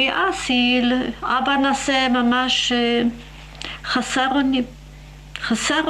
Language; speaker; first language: Hebrew; non-native, fluent; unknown